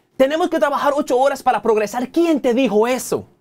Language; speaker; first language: Spanish; native; Spanish